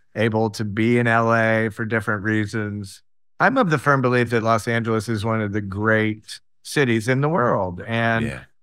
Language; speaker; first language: English; native; English